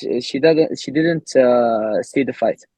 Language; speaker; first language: English; non-native, learner; Arabic